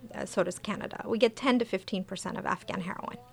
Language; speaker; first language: English; early bilingual, other home language; Persian